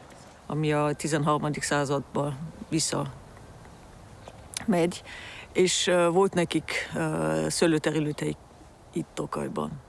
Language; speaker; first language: Hungarian; early bilingual, heritage; German